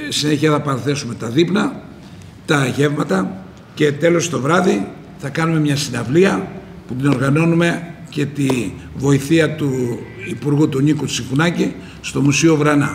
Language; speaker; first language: Greek; native; Greek